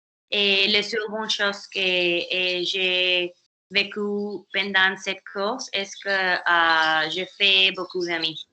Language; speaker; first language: French; non-native, learner; Spanish